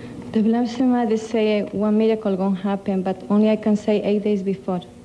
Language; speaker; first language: English; non-native, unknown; Spanish